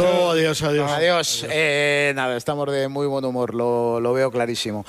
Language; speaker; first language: Spanish; native; Spanish